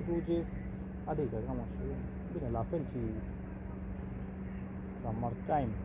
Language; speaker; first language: Romanian; non-native, learner; Bangla